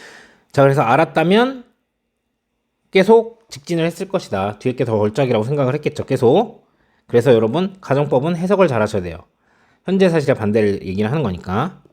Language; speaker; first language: Korean; native; Korean